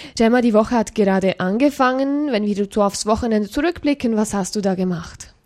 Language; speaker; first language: German; native; German